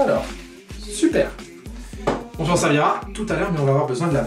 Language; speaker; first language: French; native; French